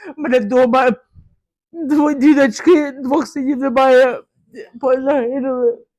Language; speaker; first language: Ukrainian; native; Ukrainian